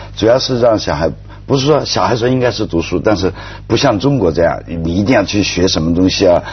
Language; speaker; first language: Chinese; native; Chinese